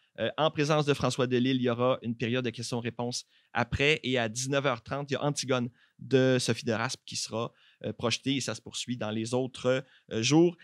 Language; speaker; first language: French; native; French